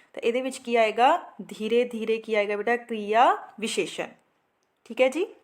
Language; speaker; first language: Hindi; non-native, local second language; Punjabi